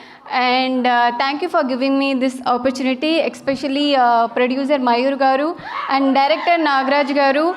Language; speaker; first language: Telugu; non-native, learner; Tamil